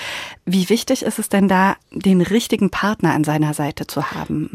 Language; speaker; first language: German; native; German